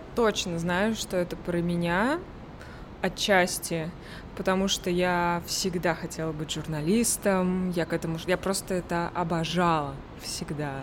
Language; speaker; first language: Russian; native; Russian